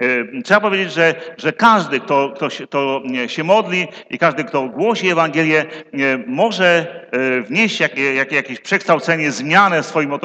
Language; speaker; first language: Polish; native; Polish